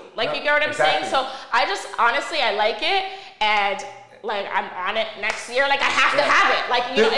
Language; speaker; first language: English; native; English